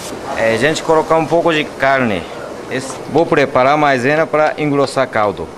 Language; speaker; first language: Portuguese; non-native, learner; Japanese